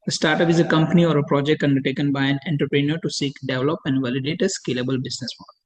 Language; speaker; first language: English; non-native, local second language; Gujarati